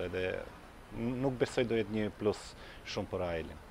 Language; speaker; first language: Albanian; non-native, fluent; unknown